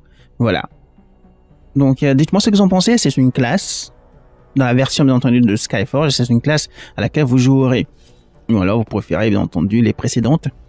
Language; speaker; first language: French; native; French